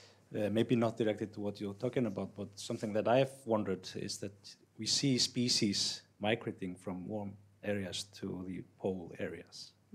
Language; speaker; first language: English; non-native, fluent; Icelandic